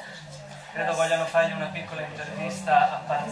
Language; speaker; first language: Italian; native; Italian